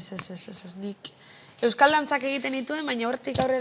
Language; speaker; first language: Basque; native; Basque